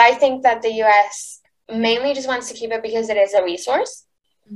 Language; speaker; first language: English; early bilingual, other home language; Spanish